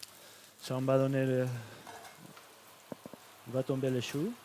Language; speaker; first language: French; non-native, fluent; Catalan